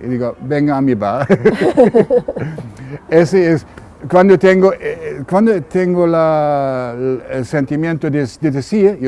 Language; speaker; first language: Spanish; non-native, learner; German